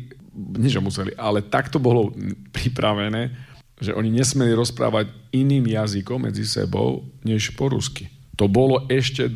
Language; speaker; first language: Slovak; native; Slovak